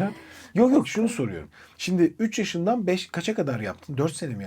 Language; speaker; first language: Turkish; native; Turkish